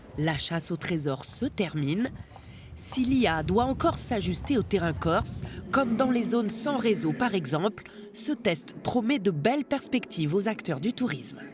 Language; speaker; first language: French; native; French